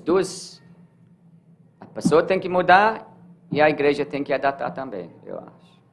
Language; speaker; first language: Portuguese; non-native, learner; English